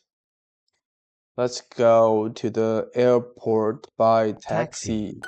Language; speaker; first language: English; non-native, learner; Korean